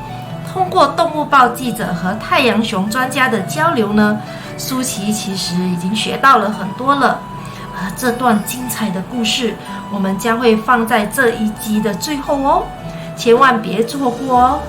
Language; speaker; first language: Chinese; native; Chinese